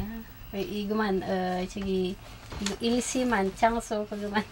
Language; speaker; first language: Korean; non-native, learner; Filipino